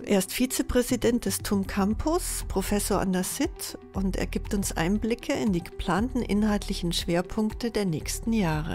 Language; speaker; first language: German; native; German